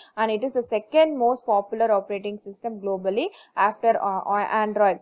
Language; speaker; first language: English; non-native, local second language; Tamil